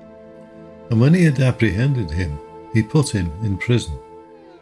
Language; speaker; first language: English; native; English